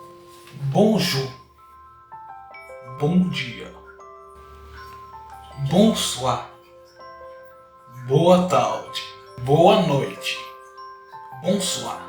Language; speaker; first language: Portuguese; non-native, learner; Haitian Creole